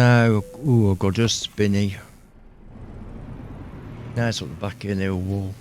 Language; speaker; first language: English; native; English